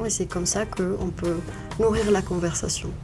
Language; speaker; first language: French; non-native, fluent; Spanish